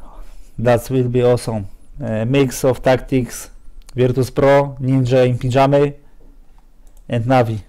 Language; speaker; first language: English; non-native, learner; Polish